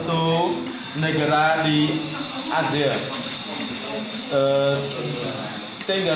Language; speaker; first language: Indonesian; non-native, learner; Khmer